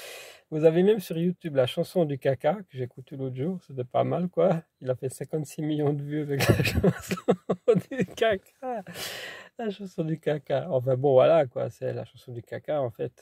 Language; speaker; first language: French; native; French